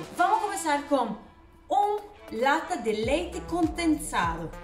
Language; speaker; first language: Portuguese; non-native, learner; Danish